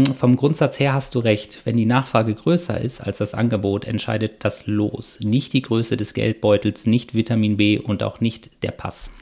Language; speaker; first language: German; native; German